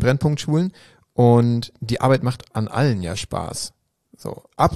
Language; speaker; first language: German; native; German